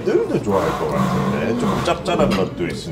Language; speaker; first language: Korean; non-native, fluent; English